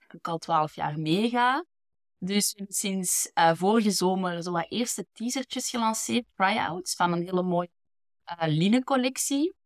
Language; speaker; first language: Dutch; native; Dutch